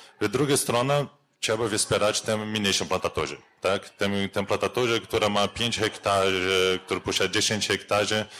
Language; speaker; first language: Polish; non-native, learner; Portuguese